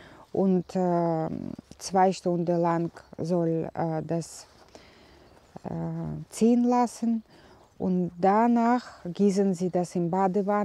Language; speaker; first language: German; non-native, learner; Russian